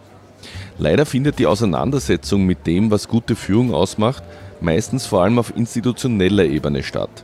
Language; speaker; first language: German; native; German